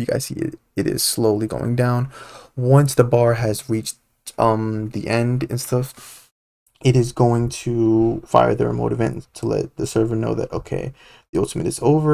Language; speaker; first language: English; native; English